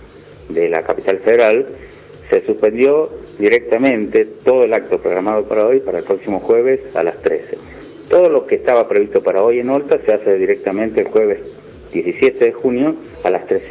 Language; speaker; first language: Spanish; native; Spanish